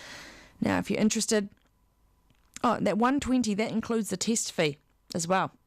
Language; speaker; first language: English; native; English